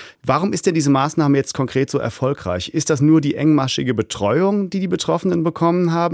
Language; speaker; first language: German; native; German